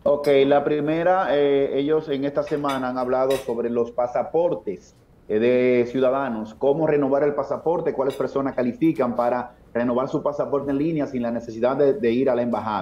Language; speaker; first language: Spanish; native; Spanish